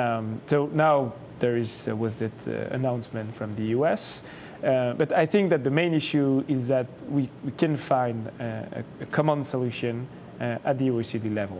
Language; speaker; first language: English; non-native, fluent; French